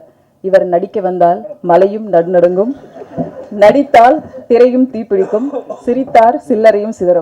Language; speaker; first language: Tamil; native; Tamil